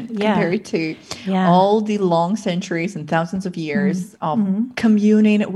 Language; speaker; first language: English; non-native, fluent; Russian